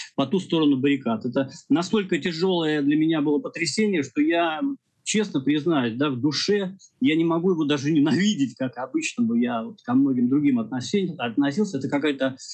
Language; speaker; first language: Russian; native; Russian